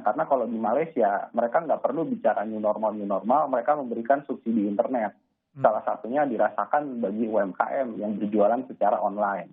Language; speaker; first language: Indonesian; native; Indonesian